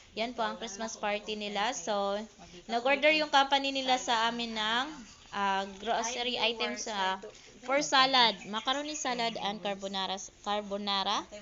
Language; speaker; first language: Filipino; native; Filipino